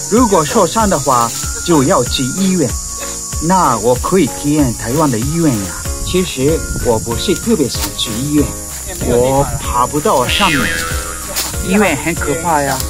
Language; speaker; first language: Chinese; non-native, fluent; Japanese